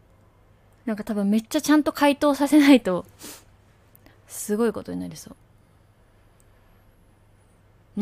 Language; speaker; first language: Japanese; native; Japanese